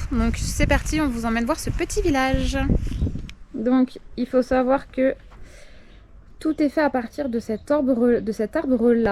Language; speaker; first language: French; native; French